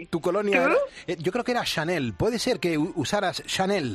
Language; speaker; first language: Spanish; native; Spanish